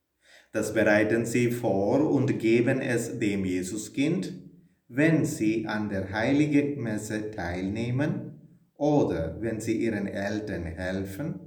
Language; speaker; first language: German; non-native, fluent; Malayalam